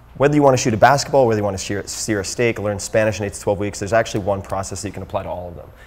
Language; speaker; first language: English; native; English